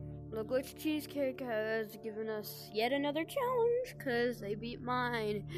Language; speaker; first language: English; native; English